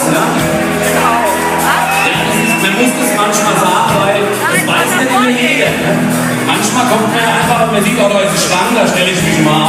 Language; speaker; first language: German; native; German